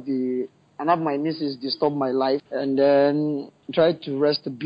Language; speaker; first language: English; non-native, local second language; Yoruba